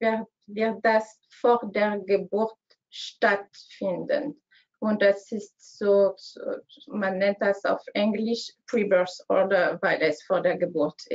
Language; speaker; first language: German; non-native, learner; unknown